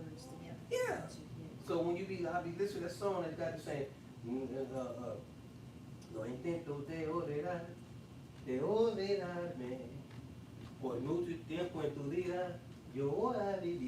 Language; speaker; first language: Spanish; non-native, fluent; English